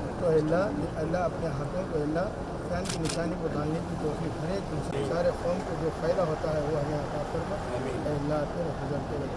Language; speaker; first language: Urdu; native; Urdu